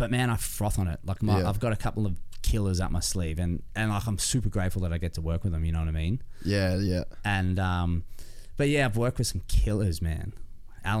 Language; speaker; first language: English; native; English